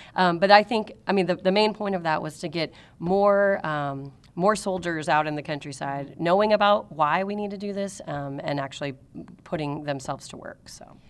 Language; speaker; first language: English; native; English